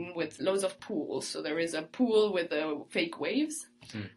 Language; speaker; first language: English; early bilingual, other home language; Italian